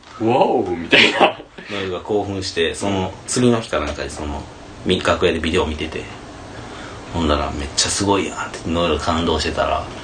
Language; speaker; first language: Japanese; native; Japanese